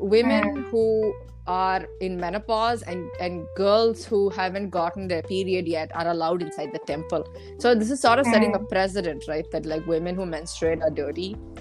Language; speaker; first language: English; non-native, local second language; Tamil